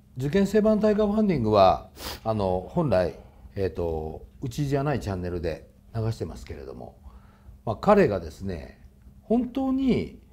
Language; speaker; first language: Japanese; native; Japanese